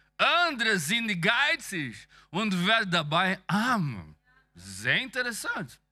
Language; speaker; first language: German; non-native, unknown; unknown